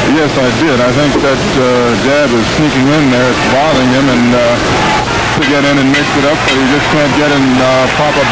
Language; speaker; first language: English; native; English